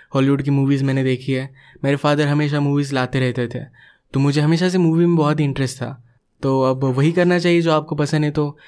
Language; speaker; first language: Hindi; non-native, local second language; Marathi